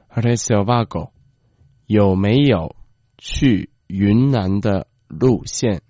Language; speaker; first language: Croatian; non-native, fluent; Chinese